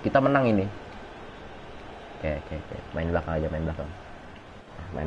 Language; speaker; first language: Indonesian; native; Indonesian